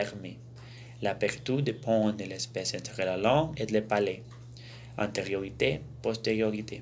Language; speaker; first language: French; non-native, learner; Spanish